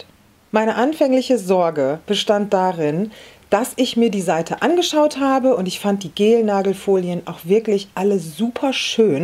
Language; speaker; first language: German; native; German